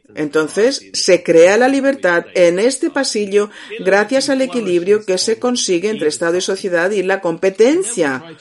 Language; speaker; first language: Spanish; non-native, fluent; English